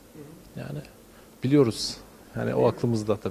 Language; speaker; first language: Turkish; early bilingual, heritage; Turkish